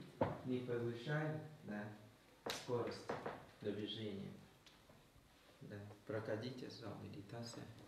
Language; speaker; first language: Russian; non-native, learner; Thai